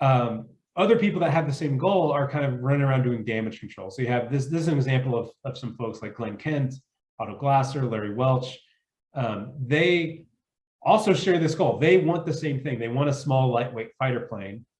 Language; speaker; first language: English; native; English